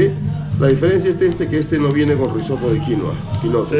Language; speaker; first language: Spanish; native; Spanish